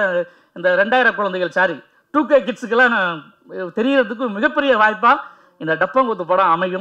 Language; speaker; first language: Tamil; native; Tamil